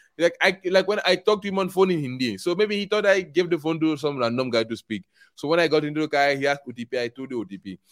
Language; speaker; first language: English; non-native, local second language; Igbo